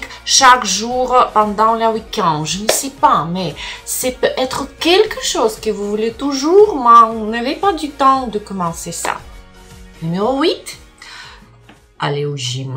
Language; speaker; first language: French; non-native, learner; Russian